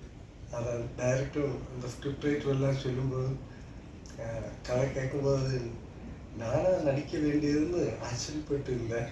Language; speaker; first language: Tamil; non-native, learner; Malayalam